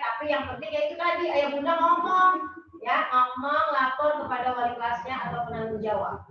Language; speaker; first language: Indonesian; native; Indonesian